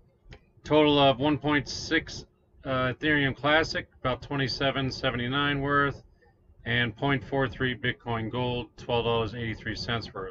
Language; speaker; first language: English; native; English